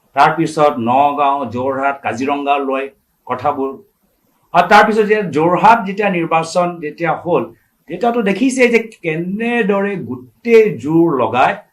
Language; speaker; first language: Assamese; native; Assamese